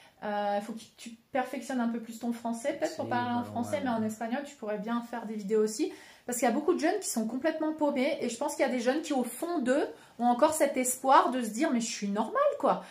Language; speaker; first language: French; native; French